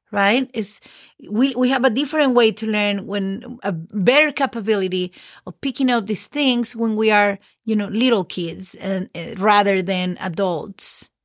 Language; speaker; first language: English; non-native, fluent; Spanish